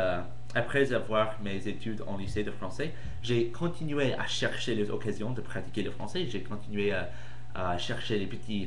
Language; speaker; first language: French; non-native, fluent; English